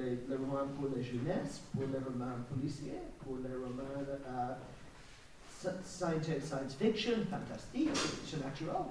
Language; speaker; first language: French; non-native, learner; English